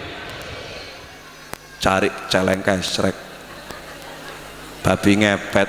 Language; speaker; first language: Indonesian; non-native, local second language; Javanese